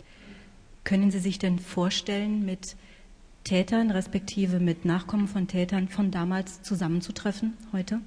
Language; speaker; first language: German; native; German